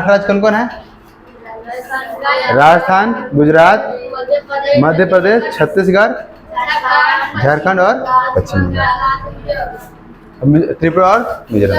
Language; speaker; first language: Hindi; native; Hindi